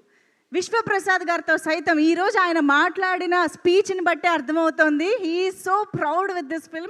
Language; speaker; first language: Telugu; native; Telugu